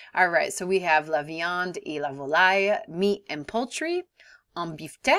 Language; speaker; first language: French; non-native, fluent; English